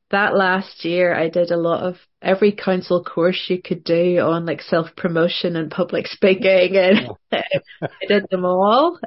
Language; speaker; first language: English; native; English